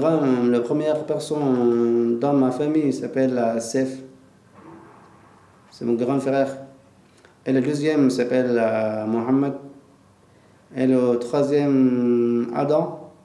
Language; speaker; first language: French; non-native, learner; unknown